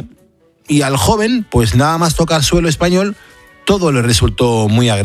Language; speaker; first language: Spanish; native; Spanish